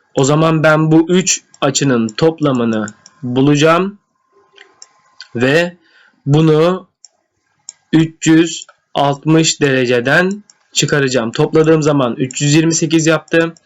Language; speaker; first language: Turkish; native; Turkish